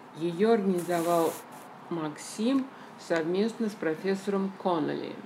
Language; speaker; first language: Russian; native; Russian